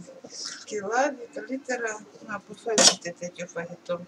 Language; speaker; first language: Greek; non-native, learner; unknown